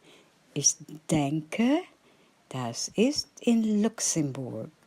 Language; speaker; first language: German; non-native, fluent; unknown